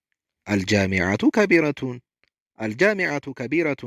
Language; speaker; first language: Arabic; non-native, fluent; Amharic